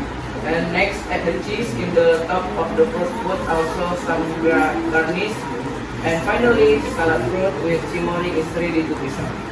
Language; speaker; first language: English; non-native, learner; Indonesian